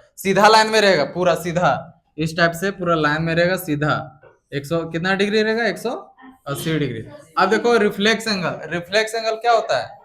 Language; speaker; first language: Hindi; native; Hindi